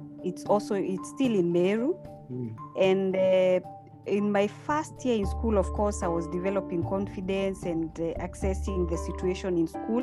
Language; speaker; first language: English; non-native, local second language; Meru